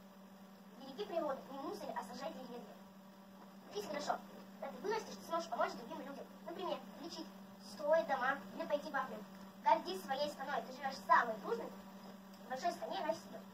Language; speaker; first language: Russian; native; Russian